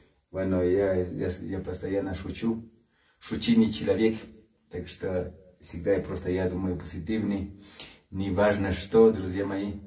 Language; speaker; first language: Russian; non-native, learner; Spanish